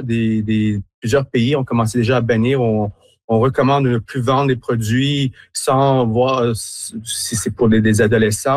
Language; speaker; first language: French; native; French